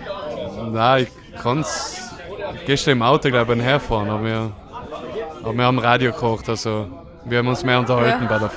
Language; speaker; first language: German; native; German